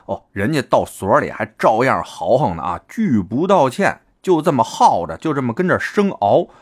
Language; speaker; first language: Chinese; native; Chinese